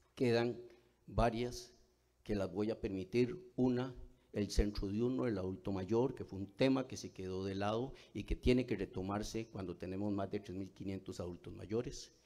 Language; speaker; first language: Spanish; native; Spanish